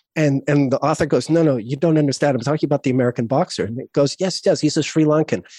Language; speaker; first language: English; native; English